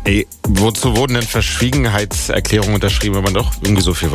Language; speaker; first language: German; native; German